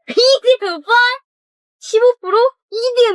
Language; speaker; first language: Chinese; non-native, learner; Korean